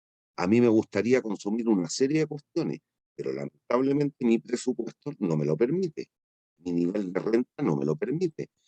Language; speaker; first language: Spanish; native; Spanish